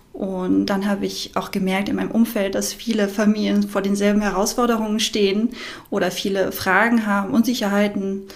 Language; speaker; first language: German; non-native, fluent; French